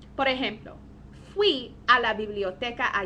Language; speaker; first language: Spanish; non-native, fluent; English